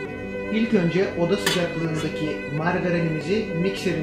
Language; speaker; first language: Turkish; native; Turkish